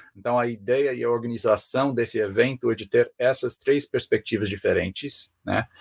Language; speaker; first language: Portuguese; non-native, fluent; English